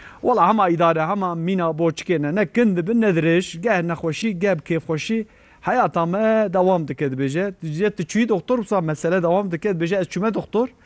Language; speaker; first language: Kurdish; native; Kurdish